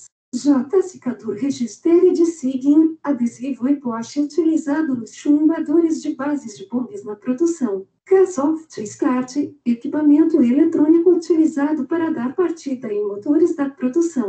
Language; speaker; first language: Portuguese; native; Portuguese